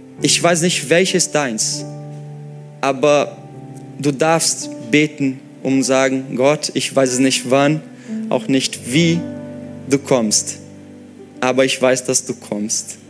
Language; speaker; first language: German; non-native, fluent; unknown